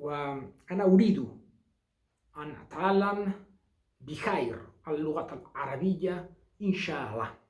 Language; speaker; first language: Arabic; non-native, learner; Basque